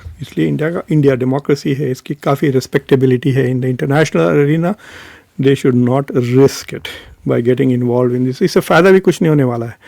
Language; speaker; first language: Urdu; native; Urdu